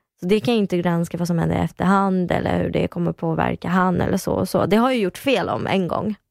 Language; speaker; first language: Swedish; early bilingual, other home language; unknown